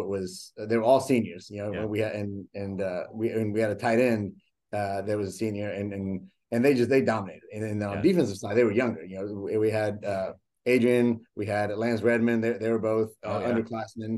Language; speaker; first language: English; early bilingual, other home language; Spanish